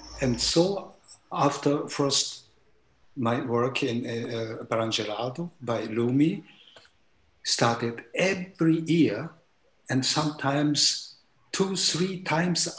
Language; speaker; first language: English; non-native, learner; Japanese